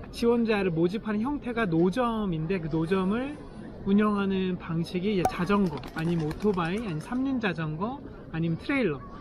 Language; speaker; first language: Korean; native; Korean